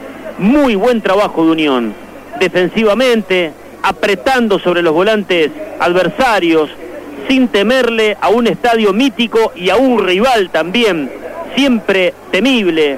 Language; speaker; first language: Spanish; native; Spanish